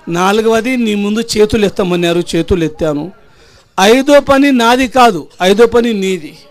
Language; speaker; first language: Telugu; non-native, local second language; Urdu